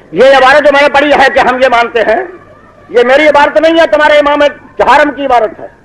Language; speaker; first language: Urdu; native; Urdu